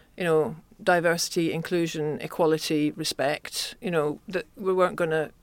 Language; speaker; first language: English; native; English